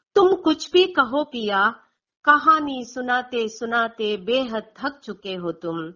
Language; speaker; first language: Hindi; non-native, local second language; Konkani